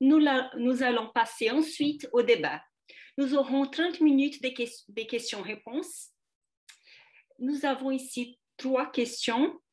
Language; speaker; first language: French; non-native, fluent; Portuguese